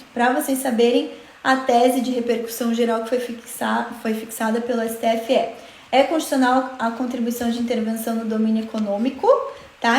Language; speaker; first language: Portuguese; native; Portuguese